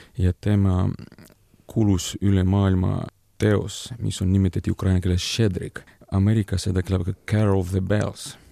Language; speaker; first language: Estonian; non-native, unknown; Ukrainian